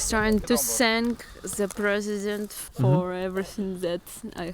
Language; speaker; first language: English; non-native, fluent; Russian